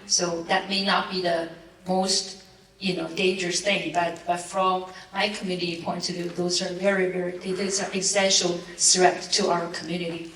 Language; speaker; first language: English; non-native, fluent; Chinese